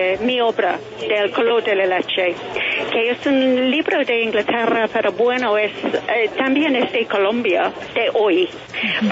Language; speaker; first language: Spanish; non-native, learner; English